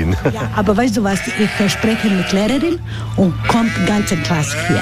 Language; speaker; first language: German; non-native, learner; Croatian